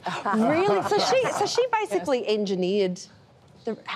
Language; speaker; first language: English; native; English